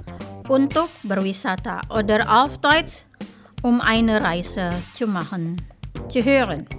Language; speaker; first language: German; non-native, fluent; Indonesian